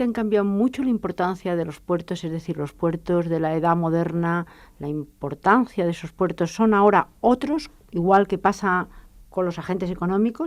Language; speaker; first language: Spanish; native; Spanish